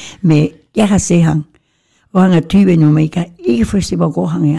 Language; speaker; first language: Danish; non-native, fluent; Spanish